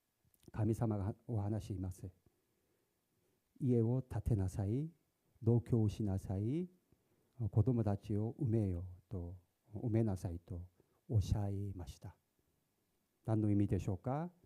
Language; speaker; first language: Japanese; non-native, learner; Korean